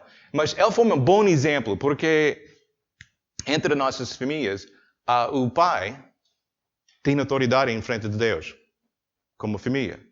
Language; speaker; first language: Portuguese; non-native, learner; English